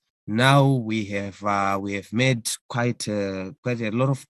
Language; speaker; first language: English; non-native, local second language; Shona